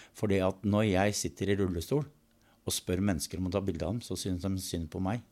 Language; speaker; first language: Norwegian; native; Norwegian